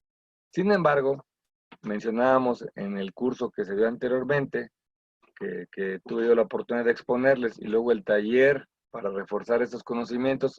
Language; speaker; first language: Spanish; native; Spanish